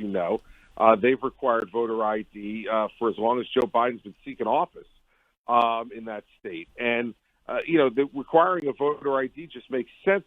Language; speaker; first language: English; native; English